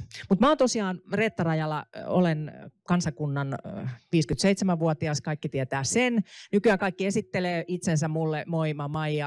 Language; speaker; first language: Finnish; native; Finnish